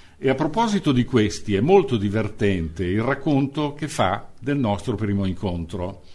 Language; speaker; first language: Italian; native; Italian